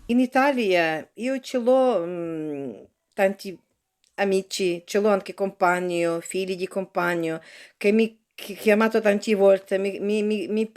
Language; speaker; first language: Italian; non-native, learner; Ukrainian